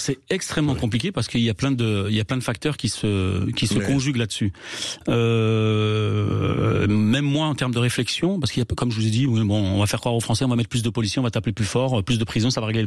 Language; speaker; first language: French; native; French